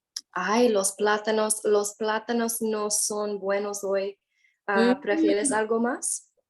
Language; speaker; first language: Spanish; non-native, learner; English